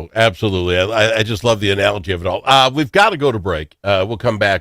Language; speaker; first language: English; native; English